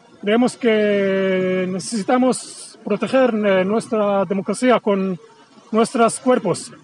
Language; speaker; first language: Spanish; non-native, fluent; Hebrew